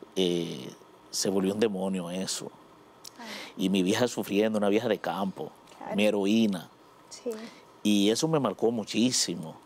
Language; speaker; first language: Spanish; native; Spanish